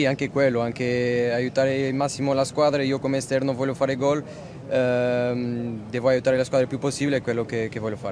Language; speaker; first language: Italian; non-native, fluent; Portuguese